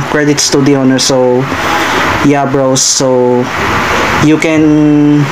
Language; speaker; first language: English; non-native, local second language; Filipino